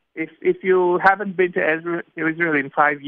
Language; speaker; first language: English; non-native, fluent; Hebrew